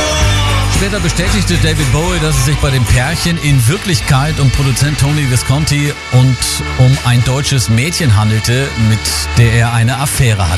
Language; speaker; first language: German; native; German